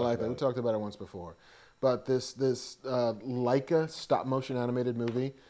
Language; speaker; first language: English; native; English